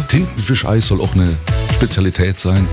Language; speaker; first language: German; native; German